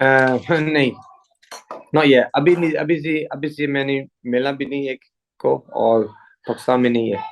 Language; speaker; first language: Hindi; early bilingual, heritage; English